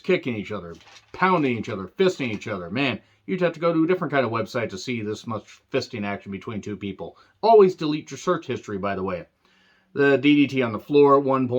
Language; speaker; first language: English; native; English